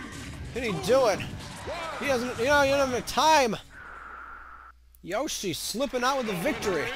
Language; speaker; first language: English; native; English